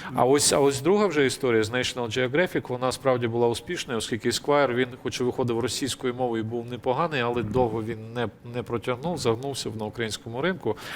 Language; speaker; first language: Ukrainian; native; Ukrainian